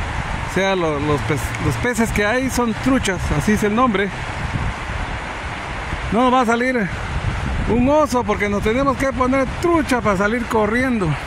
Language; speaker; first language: Spanish; native; Spanish